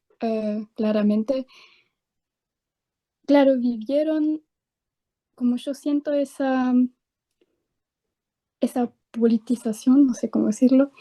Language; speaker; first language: Spanish; non-native, fluent; German